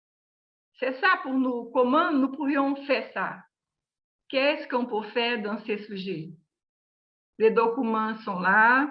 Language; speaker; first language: French; non-native, learner; Portuguese